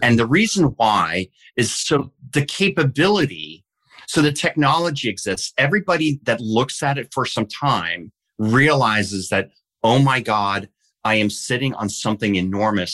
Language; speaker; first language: English; early bilingual, heritage; English